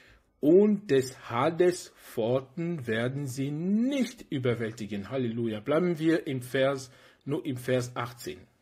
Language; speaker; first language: German; non-native, fluent; French